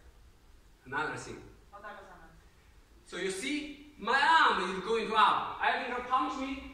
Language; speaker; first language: English; non-native, learner; Chinese